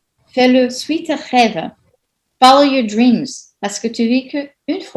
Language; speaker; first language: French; non-native, fluent; English